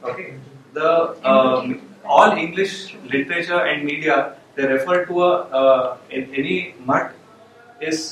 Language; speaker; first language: English; non-native, local second language; Marathi